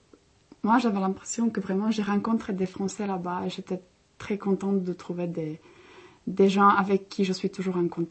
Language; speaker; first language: French; non-native, fluent; Czech